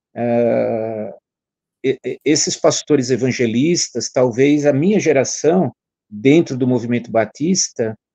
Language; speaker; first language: Portuguese; native; Portuguese